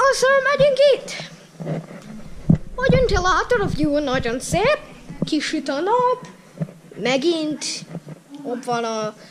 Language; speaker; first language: Hungarian; early bilingual, heritage; Hungarian